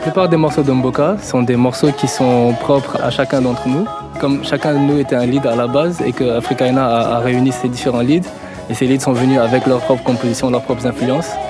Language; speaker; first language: French; non-native, local second language; Wolof